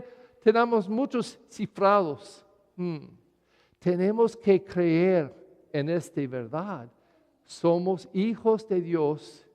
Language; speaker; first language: Spanish; non-native, learner; English